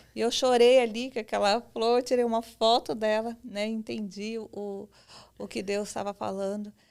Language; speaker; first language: Portuguese; native; Portuguese